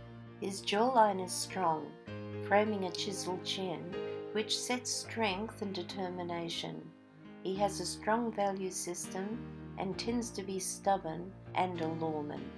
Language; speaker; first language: English; native; English